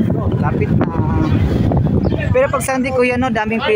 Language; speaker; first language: Filipino; non-native, local second language; Cebuano